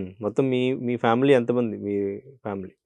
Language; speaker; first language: Telugu; native; Telugu